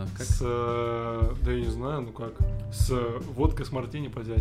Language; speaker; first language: Russian; native; Russian